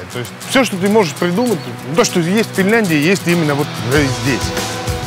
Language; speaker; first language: Russian; non-native, fluent; Finnish